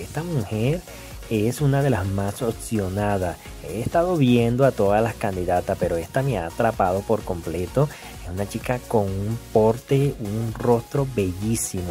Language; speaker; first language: Spanish; native; Spanish